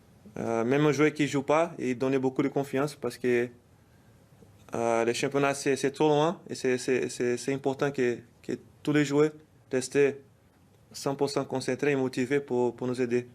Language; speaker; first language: French; non-native, fluent; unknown